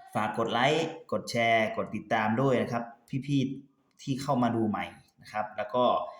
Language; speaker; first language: Thai; native; Thai